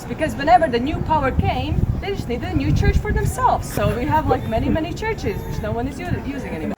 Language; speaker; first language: English; non-native, fluent; Latvian